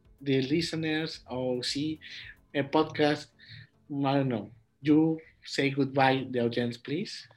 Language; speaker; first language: English; non-native, learner; Spanish